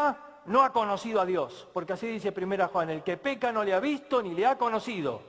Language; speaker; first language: Spanish; native; Spanish